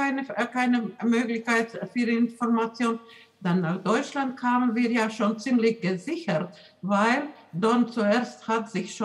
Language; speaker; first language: German; non-native, fluent; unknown